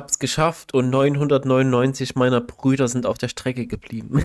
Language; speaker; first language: German; native; German